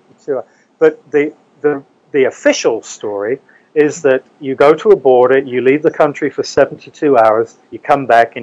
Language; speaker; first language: English; native; English